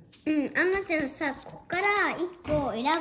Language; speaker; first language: Japanese; early bilingual, heritage; Japanese